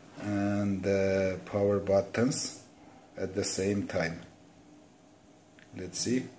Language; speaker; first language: English; non-native, fluent; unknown